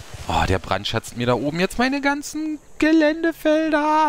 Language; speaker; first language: German; native; German